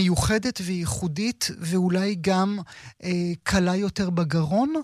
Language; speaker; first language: Hebrew; native; Hebrew